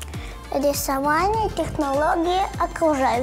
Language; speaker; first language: Russian; native; Russian